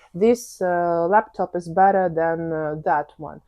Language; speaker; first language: English; non-native, fluent; Ukrainian